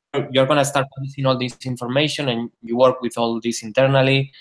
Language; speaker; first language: English; non-native, fluent; Spanish